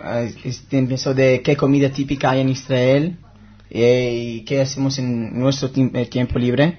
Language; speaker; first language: Spanish; non-native, learner; Hebrew